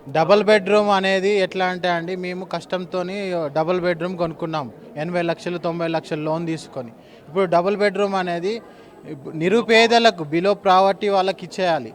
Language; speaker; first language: Telugu; native; Telugu